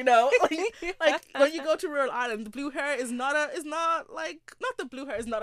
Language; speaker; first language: English; native; English